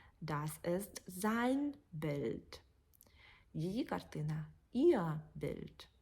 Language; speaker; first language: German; non-native, fluent; Ukrainian